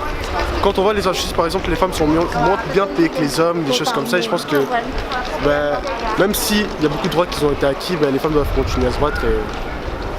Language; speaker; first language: French; native; French